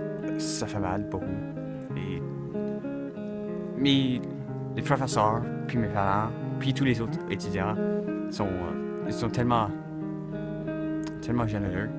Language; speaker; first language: French; non-native, local second language; English